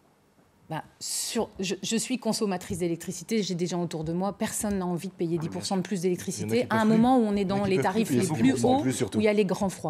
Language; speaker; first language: French; native; French